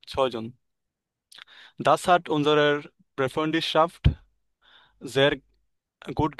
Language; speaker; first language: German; non-native, learner; Bangla